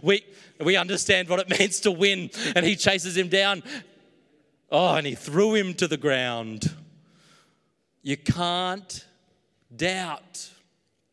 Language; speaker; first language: English; native; English